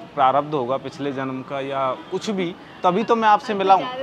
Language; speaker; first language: Hindi; native; Hindi